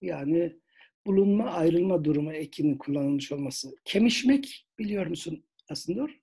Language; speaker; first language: Turkish; native; Turkish